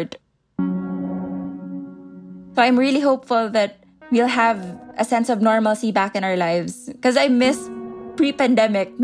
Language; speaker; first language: English; non-native, local second language; Filipino